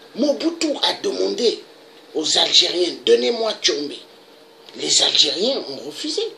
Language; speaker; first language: French; non-native, local second language; Lingala